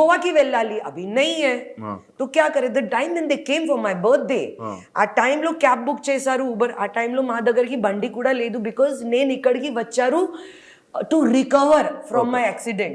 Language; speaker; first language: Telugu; non-native, local second language; Hindi